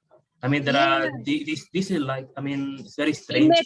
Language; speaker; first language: English; non-native, fluent; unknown